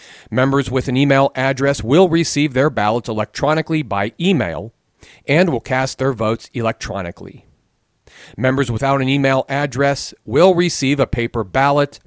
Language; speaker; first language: English; native; English